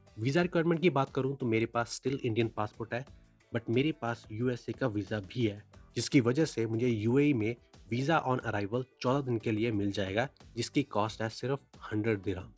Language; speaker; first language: Hindi; native; Hindi